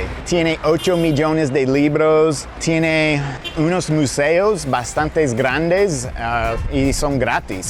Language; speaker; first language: Spanish; non-native, fluent; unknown